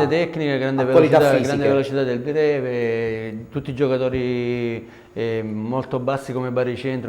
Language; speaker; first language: Italian; native; Italian